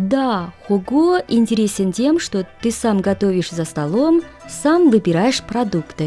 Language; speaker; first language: Russian; non-native, fluent; Chinese